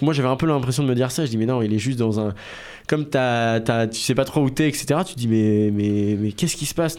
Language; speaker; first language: French; native; French